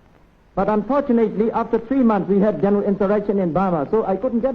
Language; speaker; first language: English; non-native, local second language; Burmese